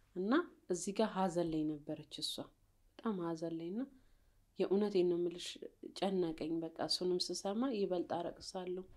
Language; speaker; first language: Amharic; native; Amharic